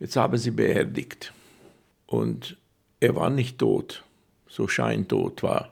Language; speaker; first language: German; non-native, fluent; Hungarian